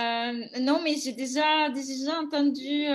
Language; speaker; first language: French; non-native, fluent; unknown